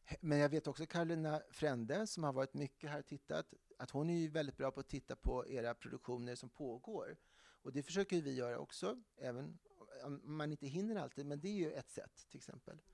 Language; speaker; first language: Swedish; native; Swedish